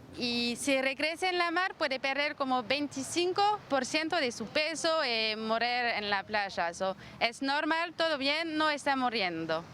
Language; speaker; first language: Spanish; non-native, learner; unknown